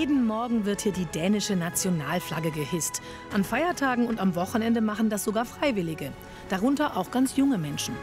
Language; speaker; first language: German; native; German